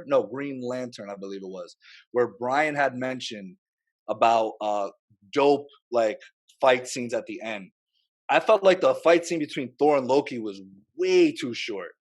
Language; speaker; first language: English; native; English